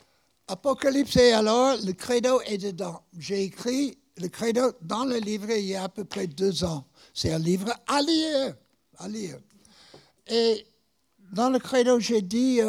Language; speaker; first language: French; non-native, fluent; English